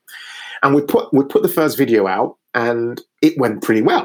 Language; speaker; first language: English; non-native, local second language; Yoruba